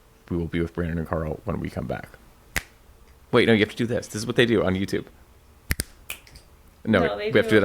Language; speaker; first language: English; native; English